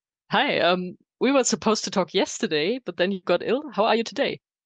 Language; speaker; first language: English; non-native, fluent; German